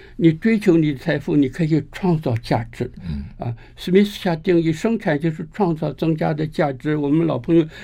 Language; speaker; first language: Chinese; native; Chinese